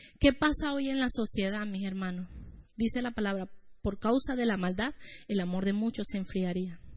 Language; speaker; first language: Spanish; native; Spanish